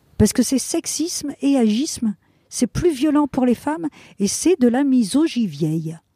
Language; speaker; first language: French; non-native, fluent; Spanish